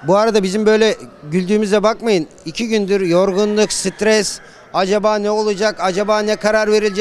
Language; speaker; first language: Turkish; native; Turkish